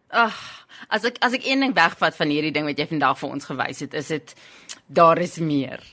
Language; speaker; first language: Afrikaans; native; Afrikaans